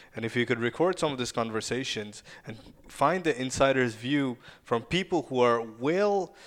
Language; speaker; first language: English; non-native, fluent; Russian